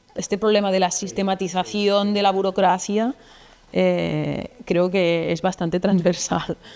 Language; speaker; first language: Spanish; non-native, local second language; Catalan